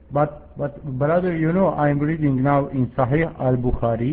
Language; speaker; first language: English; non-native, fluent; Arabic